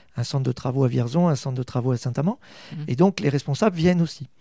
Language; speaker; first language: French; native; French